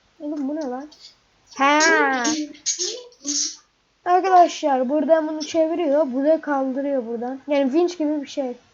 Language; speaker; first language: Turkish; native; Turkish